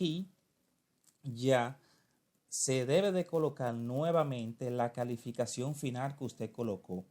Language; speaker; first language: Spanish; native; Spanish